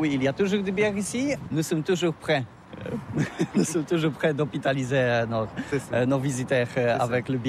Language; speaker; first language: French; non-native, learner; Polish